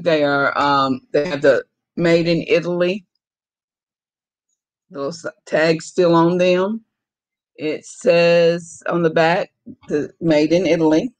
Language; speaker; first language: English; native; English